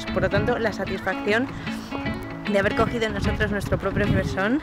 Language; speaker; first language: Spanish; native; Spanish